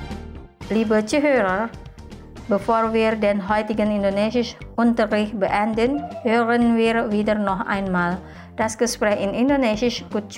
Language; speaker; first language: German; non-native, fluent; Indonesian